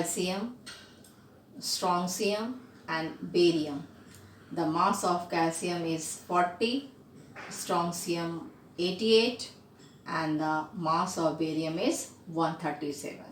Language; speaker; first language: English; non-native, local second language; Hindi